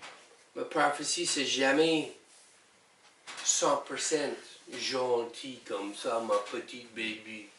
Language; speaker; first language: French; non-native, learner; English